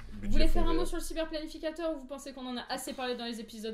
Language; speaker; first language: French; native; French